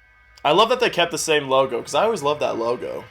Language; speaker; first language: English; native; English